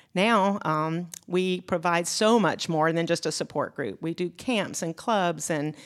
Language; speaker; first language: English; native; English